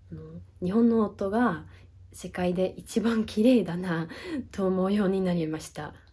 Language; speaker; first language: Japanese; non-native, fluent; Dutch